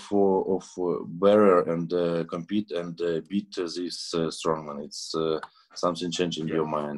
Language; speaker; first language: English; non-native, learner; Russian